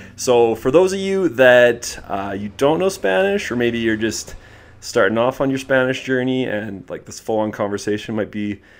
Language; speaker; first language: English; native; English